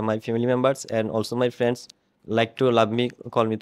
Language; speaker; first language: English; non-native, learner; Bangla